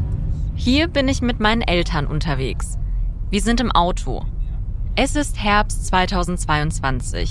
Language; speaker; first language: German; early bilingual, other home language; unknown